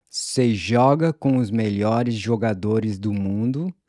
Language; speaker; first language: Portuguese; non-native, fluent; English